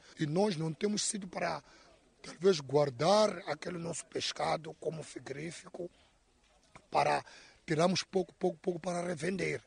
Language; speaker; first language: Portuguese; non-native, local second language; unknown